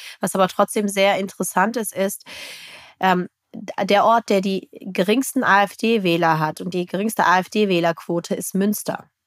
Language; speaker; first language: German; native; German